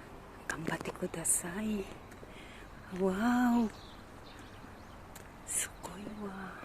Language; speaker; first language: Japanese; non-native, learner; Filipino